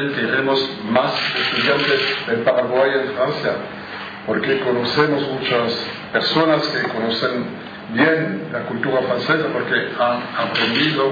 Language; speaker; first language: Spanish; non-native, fluent; French